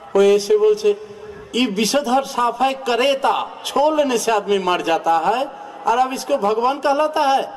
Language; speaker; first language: Hindi; non-native, local second language; Bangla